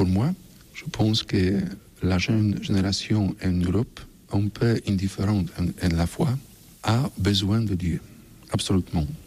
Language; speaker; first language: French; non-native, learner; Polish